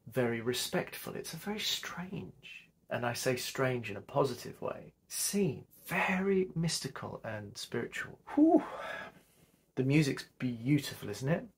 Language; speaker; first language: English; native; English